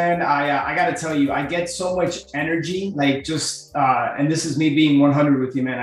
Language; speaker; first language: English; native; English